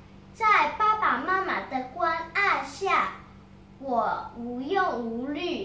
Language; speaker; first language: Chinese; non-native, learner; Thai